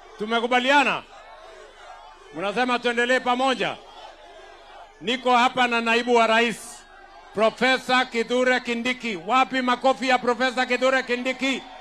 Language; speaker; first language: Swahili; non-native, local second language; Kalenjin